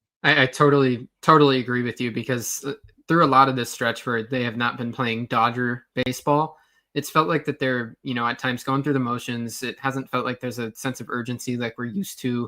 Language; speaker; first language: English; native; English